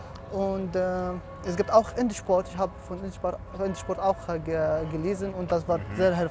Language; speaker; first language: German; non-native, fluent; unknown